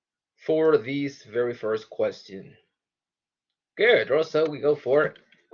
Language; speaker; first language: English; non-native, fluent; Spanish